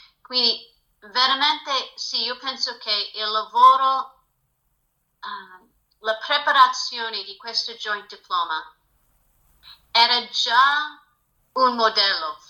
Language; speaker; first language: Italian; non-native, fluent; English